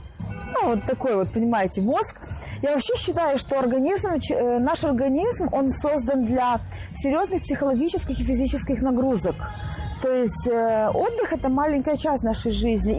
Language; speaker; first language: Russian; native; Russian